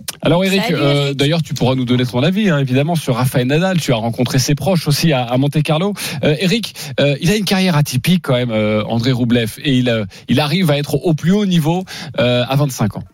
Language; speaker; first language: French; native; French